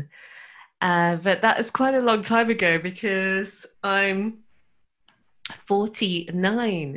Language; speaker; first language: English; native; English